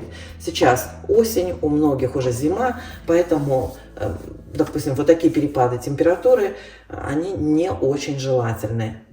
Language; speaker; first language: Russian; native; Russian